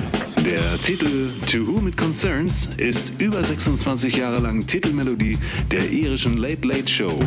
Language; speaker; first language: German; native; German